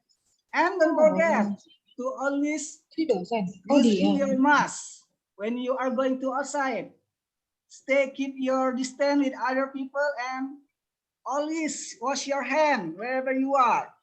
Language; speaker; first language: English; non-native, learner; Indonesian